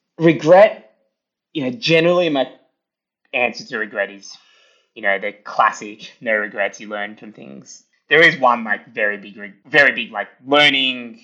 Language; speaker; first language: English; early bilingual, other home language; Italian